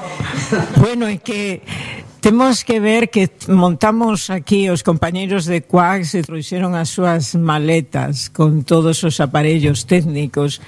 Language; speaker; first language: Galician; native; Galician